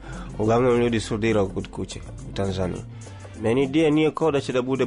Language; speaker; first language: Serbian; non-native, learner; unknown